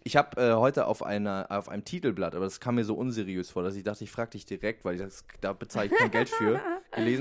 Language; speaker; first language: German; native; German